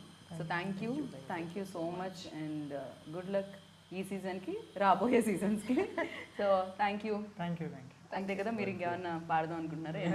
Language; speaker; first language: Telugu; native; Telugu